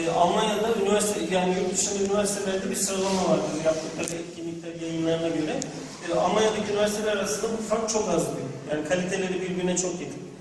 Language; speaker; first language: Turkish; native; Turkish